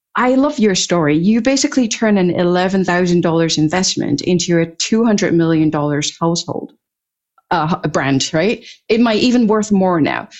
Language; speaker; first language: English; non-native, local second language; Cantonese